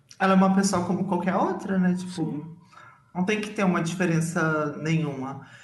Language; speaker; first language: Portuguese; native; Portuguese